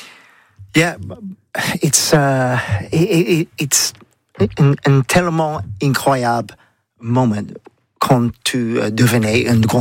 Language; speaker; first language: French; non-native, learner; English